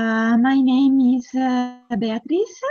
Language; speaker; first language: English; non-native, fluent; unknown